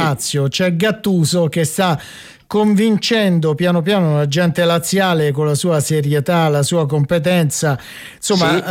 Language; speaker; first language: Italian; native; Italian